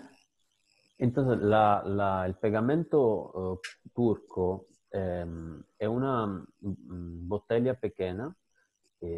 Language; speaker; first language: Spanish; non-native, fluent; Italian